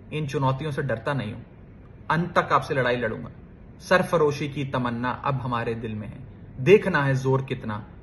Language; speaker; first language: Hindi; native; Hindi